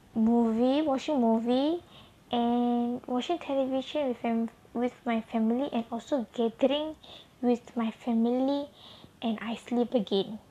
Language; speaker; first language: English; non-native, local second language; Malay